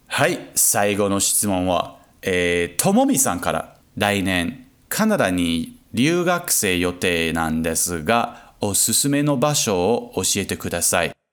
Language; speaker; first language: Japanese; non-native, learner; English